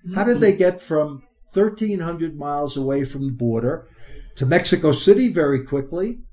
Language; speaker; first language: English; native; English